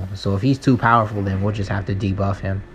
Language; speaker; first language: English; native; English